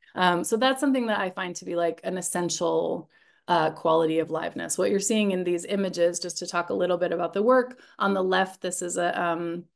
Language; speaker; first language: English; native; English